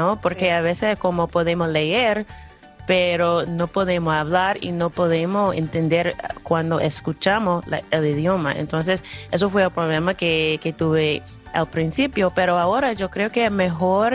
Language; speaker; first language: Spanish; non-native, fluent; English